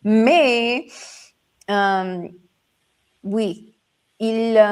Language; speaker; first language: French; non-native, learner; English